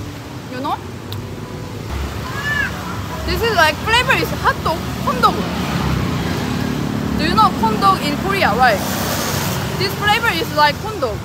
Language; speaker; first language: English; non-native, learner; Korean